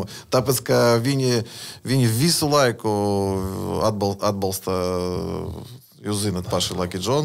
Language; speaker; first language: Latvian; non-native, learner; Russian